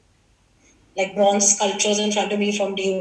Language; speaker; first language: English; non-native, local second language; Gujarati